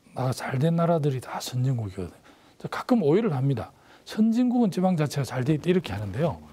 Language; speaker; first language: Korean; native; Korean